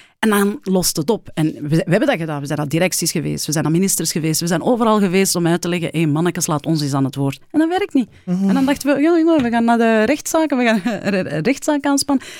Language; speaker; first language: Dutch; early bilingual, other home language; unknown